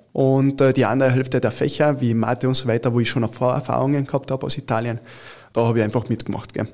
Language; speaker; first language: German; early bilingual, other home language; Italian